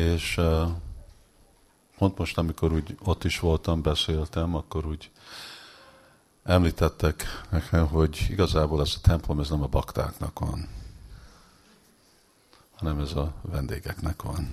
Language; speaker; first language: Hungarian; early bilingual, heritage; Hungarian